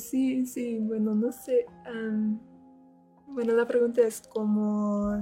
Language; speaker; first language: Spanish; non-native, learner; English